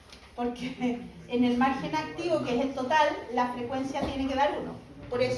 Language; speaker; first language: Spanish; native; Spanish